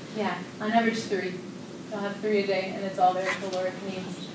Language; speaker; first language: English; native; English